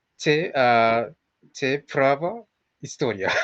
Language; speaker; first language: Ukrainian; non-native, learner; Japanese